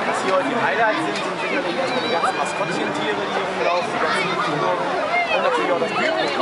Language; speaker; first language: German; native; German